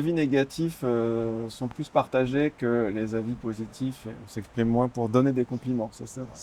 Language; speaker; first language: French; native; French